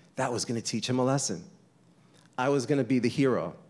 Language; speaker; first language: English; native; English